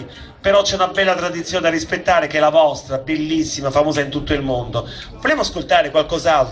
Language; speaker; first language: Italian; native; Italian